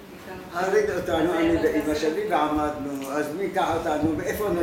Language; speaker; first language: Hebrew; non-native, fluent; Arabic